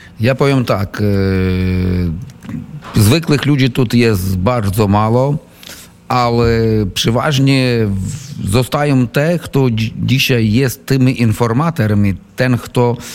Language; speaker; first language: Polish; non-native, learner; Ukrainian